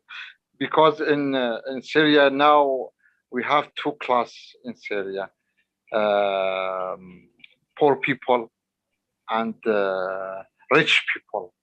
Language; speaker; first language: English; non-native, learner; Arabic